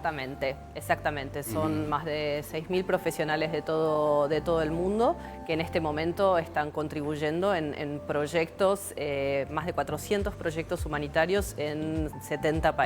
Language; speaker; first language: Spanish; native; Spanish